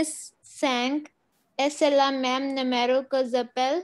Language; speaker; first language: French; non-native, learner; Hindi